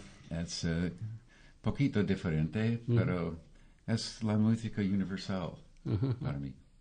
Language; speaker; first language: Spanish; non-native, learner; English